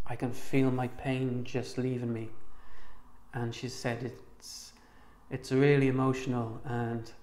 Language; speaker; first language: English; native; English